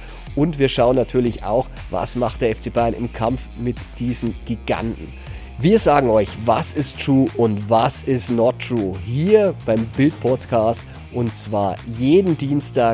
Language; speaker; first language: German; native; German